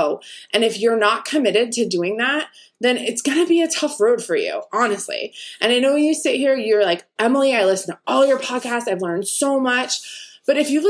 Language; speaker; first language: English; native; English